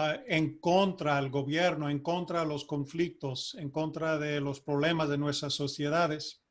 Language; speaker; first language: Spanish; non-native, fluent; English